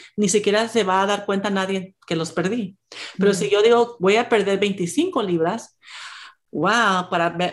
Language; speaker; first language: Spanish; early bilingual, heritage; Spanish